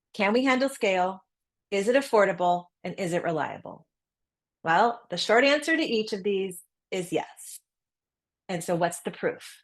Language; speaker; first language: English; native; English